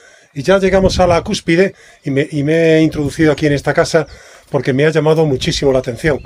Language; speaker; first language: Spanish; native; Spanish